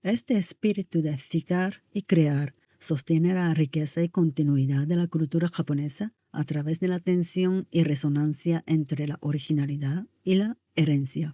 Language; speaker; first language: Spanish; non-native, fluent; Japanese